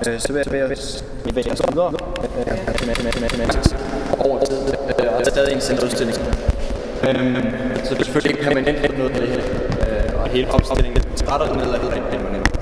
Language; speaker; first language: Danish; native; Danish